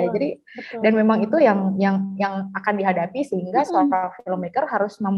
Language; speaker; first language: Indonesian; native; Indonesian